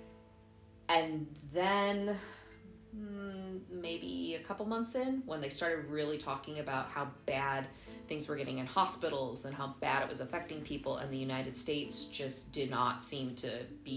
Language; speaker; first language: English; native; English